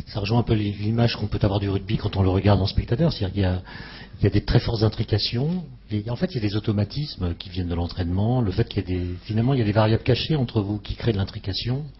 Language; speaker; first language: French; native; French